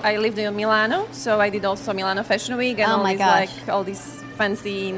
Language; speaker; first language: English; non-native, fluent; Slovak